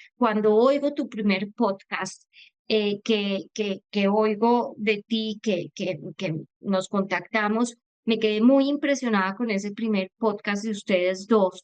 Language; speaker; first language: Spanish; native; Spanish